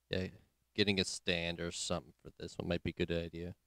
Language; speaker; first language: English; native; English